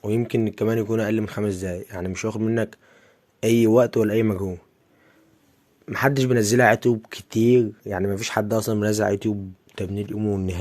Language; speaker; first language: Arabic; native; Arabic